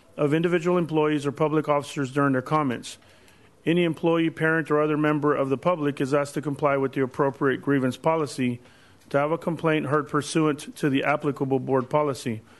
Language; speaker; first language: English; native; English